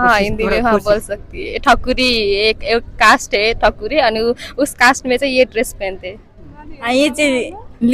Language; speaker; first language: Hindi; non-native, learner; Nepali